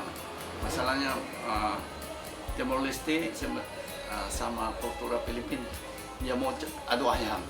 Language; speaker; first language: Indonesian; non-native, fluent; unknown